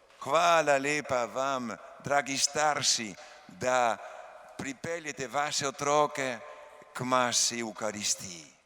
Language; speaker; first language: Slovenian; early bilingual, heritage; Slovenian